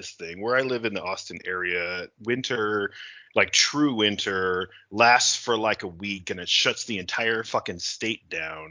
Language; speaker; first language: English; native; English